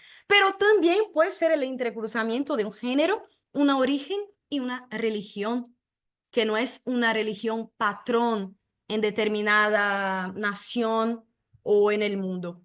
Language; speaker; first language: Spanish; non-native, fluent; Portuguese